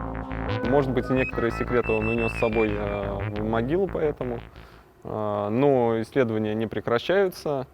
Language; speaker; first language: Russian; native; Russian